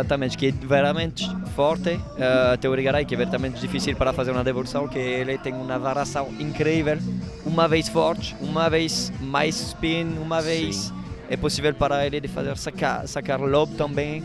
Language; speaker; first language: Portuguese; non-native, learner; Italian